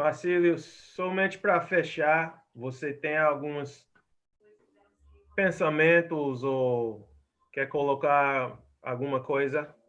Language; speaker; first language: Portuguese; non-native, fluent; English